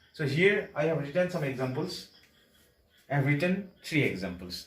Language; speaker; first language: English; non-native, local second language; Assamese